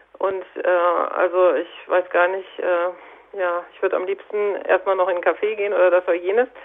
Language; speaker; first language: German; native; German